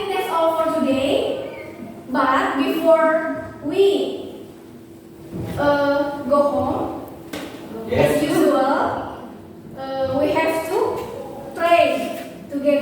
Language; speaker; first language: English; non-native, fluent; Indonesian